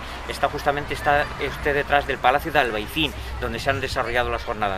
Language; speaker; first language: Spanish; native; Spanish